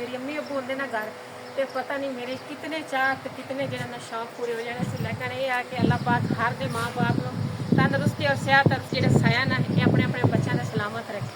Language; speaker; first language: Punjabi; native; Punjabi